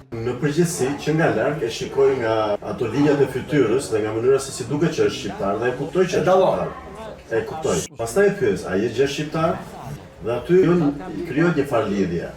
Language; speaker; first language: Albanian; early bilingual, heritage; Albanian